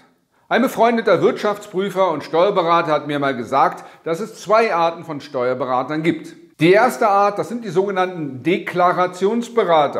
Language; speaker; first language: German; native; German